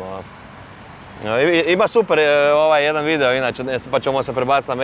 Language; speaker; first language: Serbian; native; Serbian